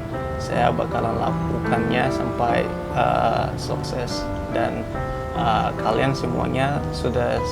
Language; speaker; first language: Indonesian; non-native, fluent; Hausa